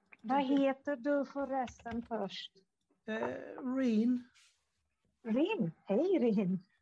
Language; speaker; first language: Swedish; non-native, fluent; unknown